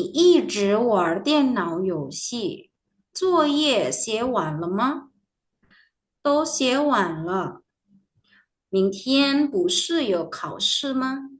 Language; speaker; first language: Chinese; non-native, fluent; Indonesian